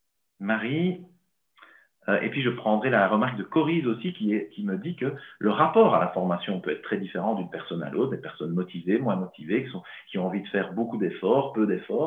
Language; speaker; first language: French; native; French